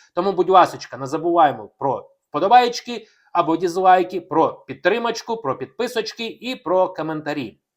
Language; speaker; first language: Ukrainian; non-native, local second language; Russian